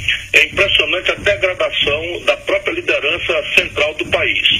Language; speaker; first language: Portuguese; native; Portuguese